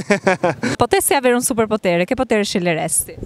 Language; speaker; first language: Italian; native; Italian